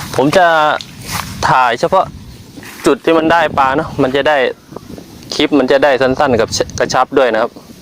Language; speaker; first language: Thai; native; Thai